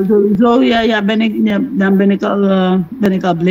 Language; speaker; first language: Dutch; non-native, local second language; Papiamento